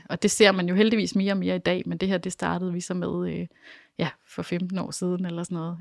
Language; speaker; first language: Danish; native; Danish